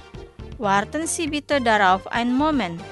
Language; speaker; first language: German; non-native, fluent; Indonesian